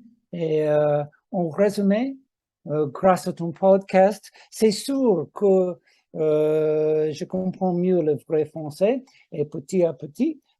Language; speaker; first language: French; non-native, fluent; English